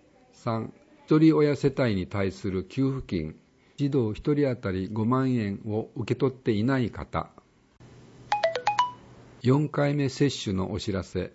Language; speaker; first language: Japanese; native; Japanese